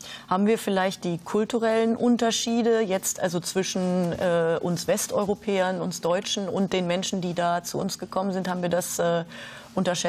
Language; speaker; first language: German; native; German